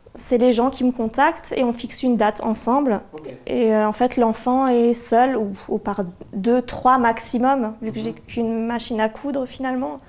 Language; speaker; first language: French; native; French